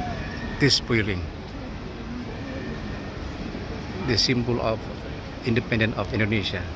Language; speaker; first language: English; non-native, learner; Indonesian